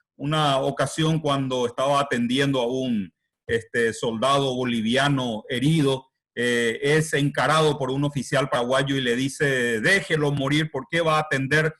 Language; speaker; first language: Spanish; native; Spanish